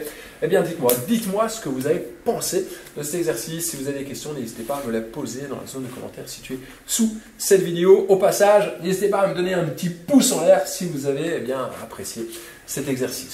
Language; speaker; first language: French; native; French